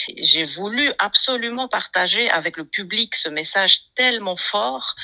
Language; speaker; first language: French; non-native, fluent; Romanian